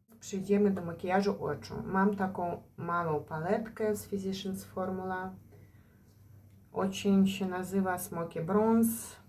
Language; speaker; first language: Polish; non-native, fluent; Ukrainian